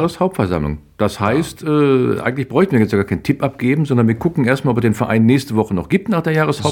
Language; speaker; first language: German; native; German